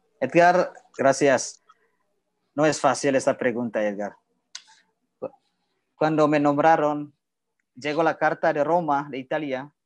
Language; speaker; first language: Spanish; non-native, learner; Indonesian